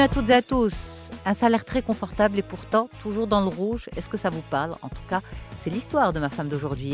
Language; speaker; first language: French; non-native, local second language; Arabic